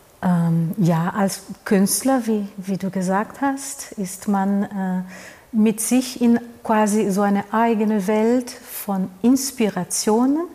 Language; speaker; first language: German; non-native, fluent; Portuguese